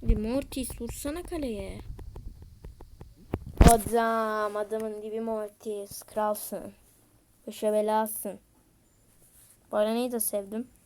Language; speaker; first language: Turkish; native; Turkish